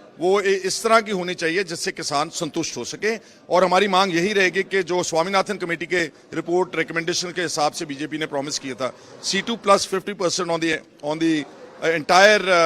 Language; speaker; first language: Hindi; non-native, local second language; Punjabi